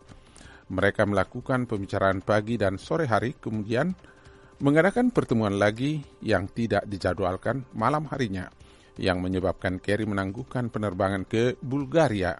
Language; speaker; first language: Indonesian; native; Indonesian